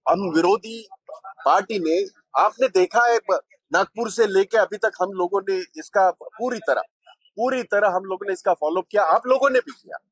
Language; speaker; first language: Hindi; non-native, local second language; Marathi